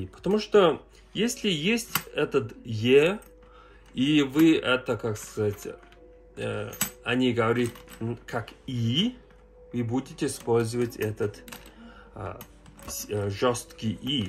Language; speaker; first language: Russian; non-native, learner; Mongolian